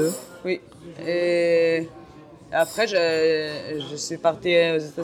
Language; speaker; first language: French; non-native, learner; Hebrew